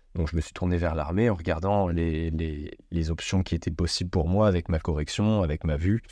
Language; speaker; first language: French; native; French